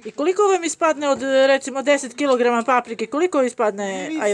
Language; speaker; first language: Bosnian; native; Bosnian